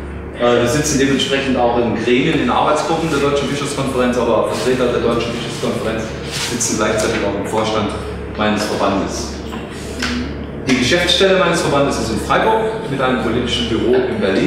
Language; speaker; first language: German; native; German